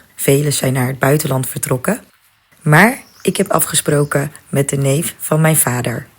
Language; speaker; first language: Dutch; early bilingual, other home language; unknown